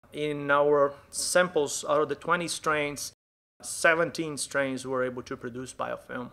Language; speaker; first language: English; non-native, fluent; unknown